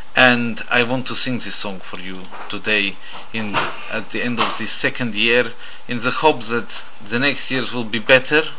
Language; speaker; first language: English; native; English